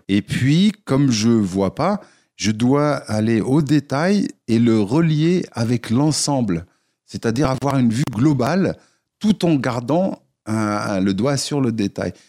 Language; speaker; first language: French; non-native, local second language; Arabic